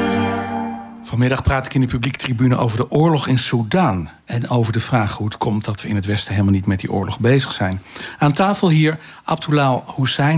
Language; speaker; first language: Dutch; native; Dutch